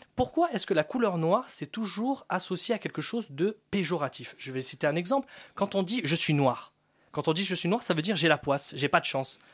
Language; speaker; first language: French; native; French